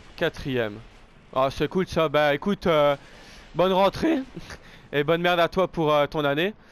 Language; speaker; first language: French; native; French